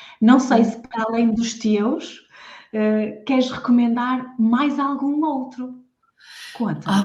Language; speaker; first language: Portuguese; native; Portuguese